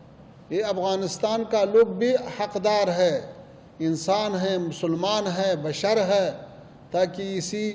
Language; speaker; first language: Hindi; non-native, fluent; Pashto